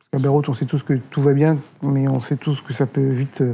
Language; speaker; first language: French; native; French